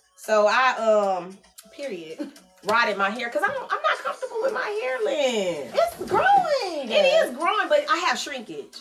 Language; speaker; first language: English; native; English